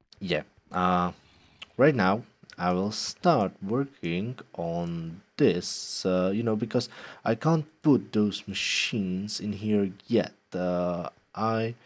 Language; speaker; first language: English; non-native, fluent; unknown